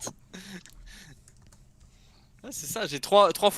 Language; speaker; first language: French; native; French